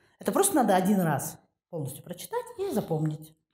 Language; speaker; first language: Russian; non-native, local second language; Kazakh